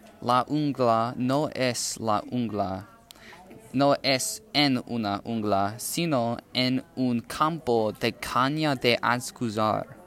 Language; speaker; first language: Spanish; non-native, learner; English